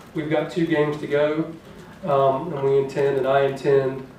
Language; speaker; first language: English; native; English